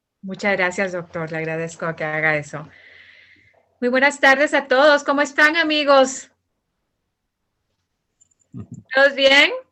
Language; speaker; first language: Spanish; native; Spanish